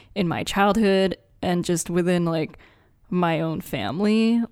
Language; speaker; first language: English; native; English